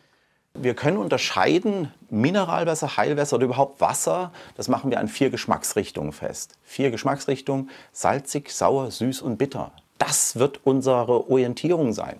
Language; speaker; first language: German; native; German